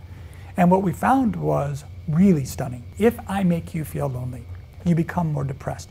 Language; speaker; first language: English; native; English